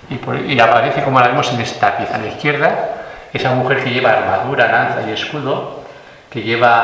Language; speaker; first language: Spanish; native; Spanish